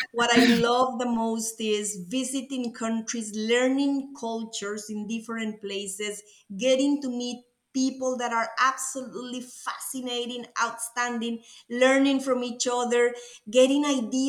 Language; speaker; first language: English; non-native, fluent; Spanish